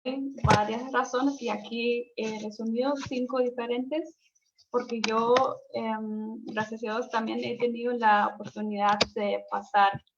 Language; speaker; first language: Spanish; non-native, fluent; German